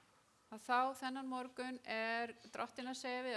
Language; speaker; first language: Icelandic; non-native, fluent; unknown